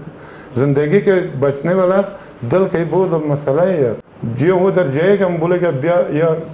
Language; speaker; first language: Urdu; non-native, learner; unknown